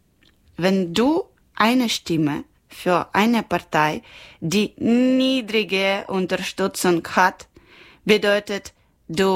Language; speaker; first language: German; non-native, learner; Ukrainian